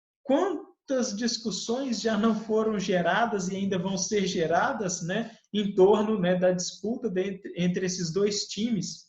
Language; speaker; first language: Portuguese; native; Portuguese